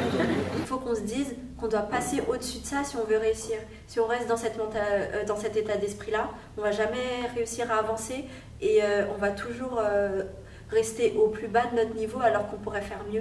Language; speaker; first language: French; native; French